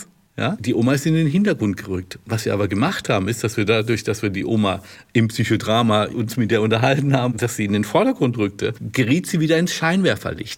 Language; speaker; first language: German; native; German